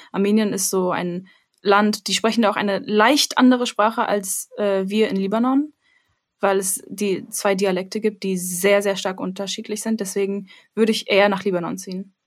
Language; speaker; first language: German; early bilingual, other home language; Armenian